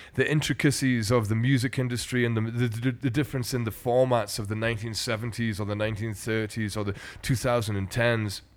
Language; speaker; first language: English; native; English